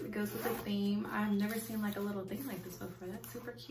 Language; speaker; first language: English; native; English